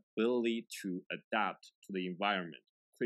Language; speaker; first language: English; non-native, fluent; Chinese